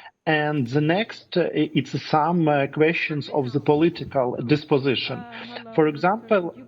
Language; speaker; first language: English; non-native, learner; Ukrainian